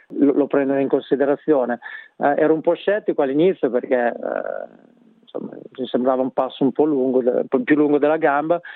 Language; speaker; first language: Italian; native; Italian